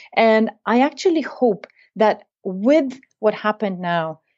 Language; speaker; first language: English; non-native, fluent; Bulgarian